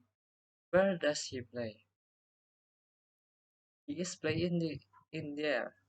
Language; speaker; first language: English; non-native, learner; Indonesian